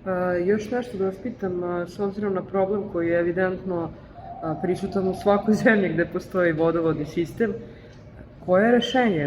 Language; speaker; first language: Bosnian; native; Bosnian